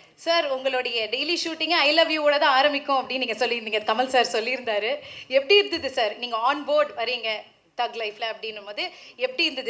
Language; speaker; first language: Tamil; native; Tamil